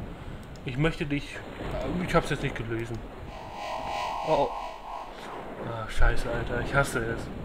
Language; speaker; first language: German; native; German